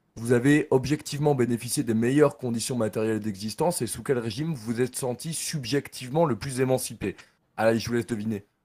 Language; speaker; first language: French; native; French